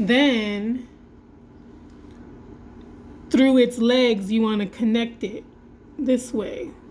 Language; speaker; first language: English; native; English